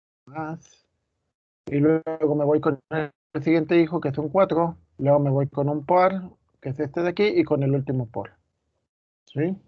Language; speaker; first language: Spanish; native; Spanish